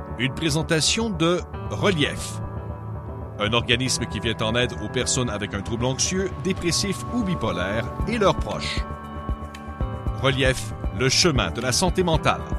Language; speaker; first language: French; native; French